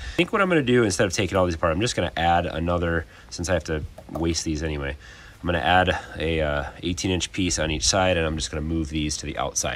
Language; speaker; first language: English; native; English